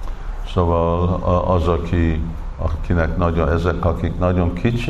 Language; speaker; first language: Hungarian; early bilingual, heritage; English